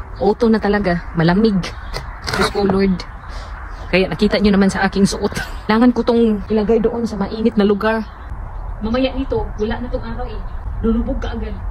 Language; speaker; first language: Filipino; non-native, local second language; Cebuano